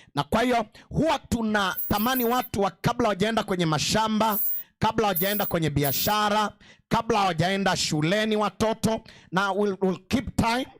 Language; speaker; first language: Swahili; non-native, local second language; Gusii